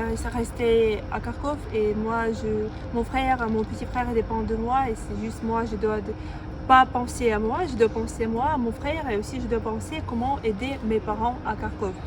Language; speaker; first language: French; non-native, fluent; Russian